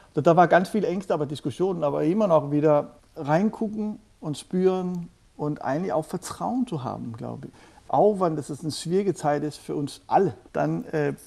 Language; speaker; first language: German; non-native, fluent; Danish